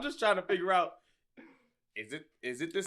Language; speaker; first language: English; native; English